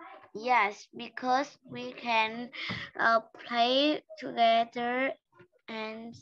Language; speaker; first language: English; non-native, learner; Vietnamese